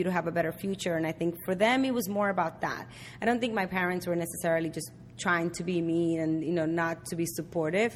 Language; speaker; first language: English; early bilingual, other home language; Spanish